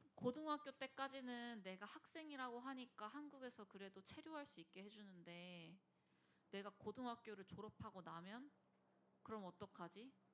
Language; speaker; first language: Korean; native; Korean